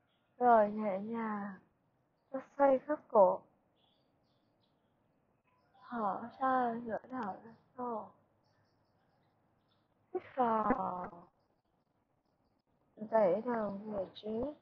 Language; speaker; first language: Vietnamese; native; Vietnamese